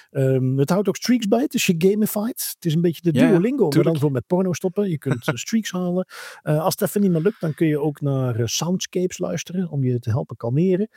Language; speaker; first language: Dutch; native; Dutch